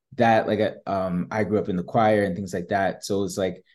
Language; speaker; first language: English; native; English